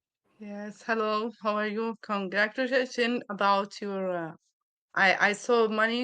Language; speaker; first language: English; non-native, learner; Arabic